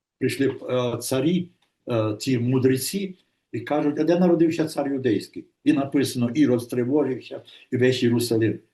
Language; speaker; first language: Ukrainian; native; Ukrainian